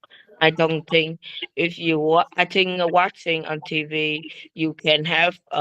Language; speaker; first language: English; non-native, learner; Vietnamese